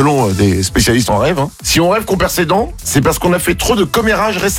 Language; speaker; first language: French; native; French